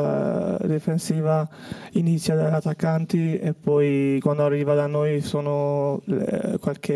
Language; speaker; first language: Italian; non-native, fluent; Albanian